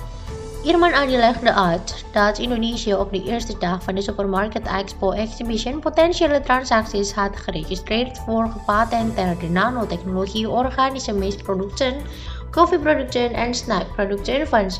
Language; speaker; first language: Dutch; non-native, fluent; Indonesian